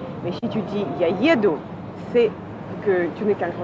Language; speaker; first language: French; non-native, fluent; Russian